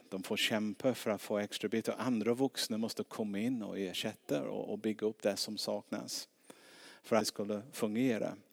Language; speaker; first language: Swedish; non-native, fluent; English